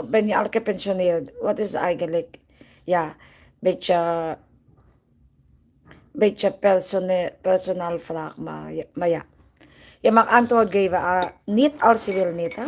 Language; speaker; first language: Dutch; non-native, learner; Filipino